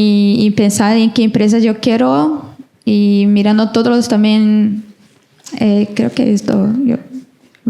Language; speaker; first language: Spanish; non-native, learner; Portuguese